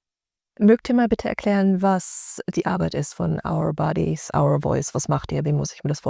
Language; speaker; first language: German; native; German